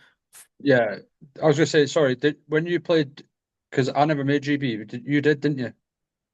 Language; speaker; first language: English; native; English